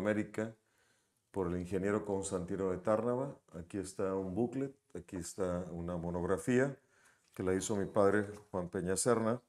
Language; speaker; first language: Spanish; native; Spanish